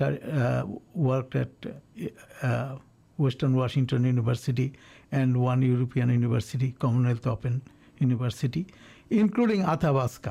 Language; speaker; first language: English; non-native, local second language; Bangla